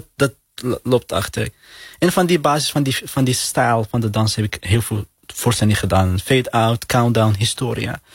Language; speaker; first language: Dutch; non-native, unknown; Arabic